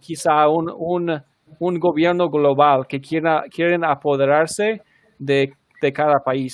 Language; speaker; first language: Spanish; non-native, fluent; English